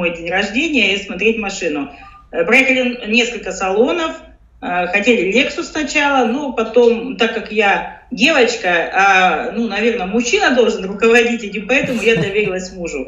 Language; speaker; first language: Russian; native; Russian